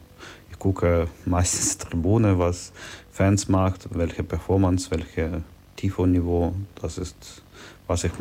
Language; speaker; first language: German; non-native, learner; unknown